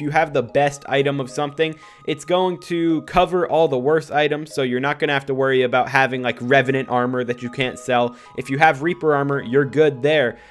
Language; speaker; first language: English; native; English